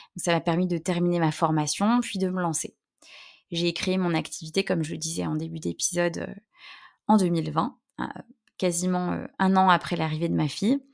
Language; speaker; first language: French; native; French